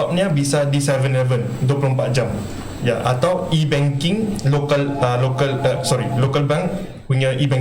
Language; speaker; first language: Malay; non-native, local second language; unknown